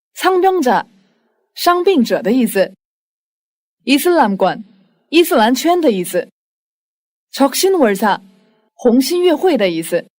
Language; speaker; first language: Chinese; non-native, fluent; Korean